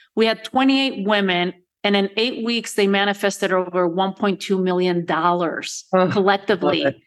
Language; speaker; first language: English; early bilingual, other home language; Spanish